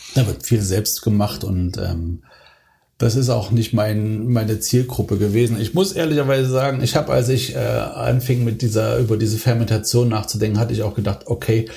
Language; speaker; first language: German; native; German